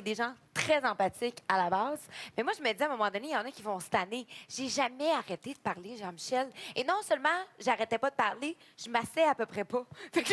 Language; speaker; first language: French; native; French